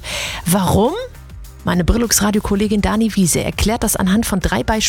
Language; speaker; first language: German; native; German